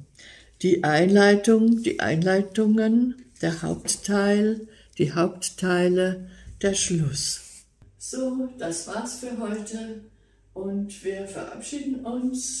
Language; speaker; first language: German; native; German